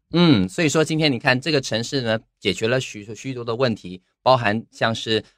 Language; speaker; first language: Chinese; native; Chinese